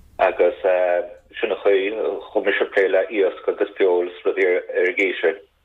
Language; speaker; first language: Irish; native; Irish